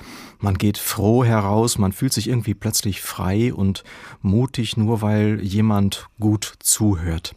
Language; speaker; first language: German; native; German